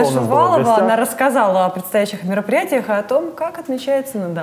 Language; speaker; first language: Russian; native; Russian